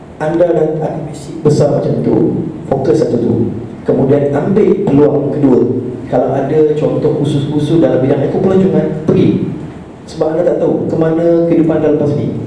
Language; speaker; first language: Malay; native; Malay